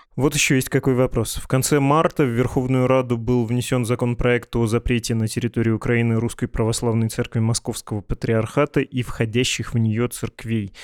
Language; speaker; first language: Russian; native; Russian